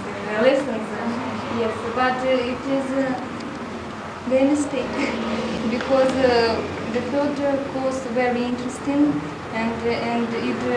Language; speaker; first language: English; non-native, learner; Russian